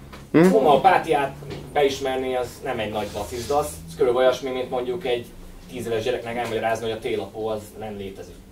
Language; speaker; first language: Hungarian; native; Hungarian